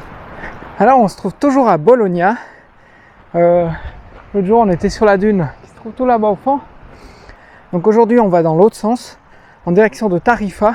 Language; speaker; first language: French; native; French